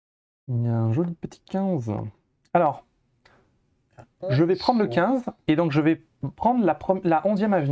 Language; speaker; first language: French; native; French